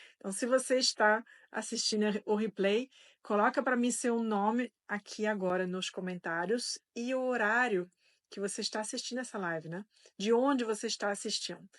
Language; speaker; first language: Portuguese; non-native, fluent; French